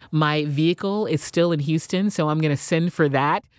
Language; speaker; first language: English; native; English